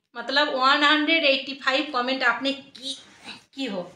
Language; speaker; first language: Hindi; non-native, local second language; Bangla